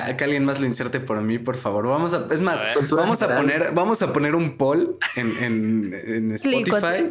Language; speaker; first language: Spanish; native; Spanish